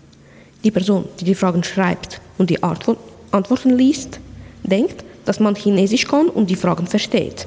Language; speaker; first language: German; non-native, local second language; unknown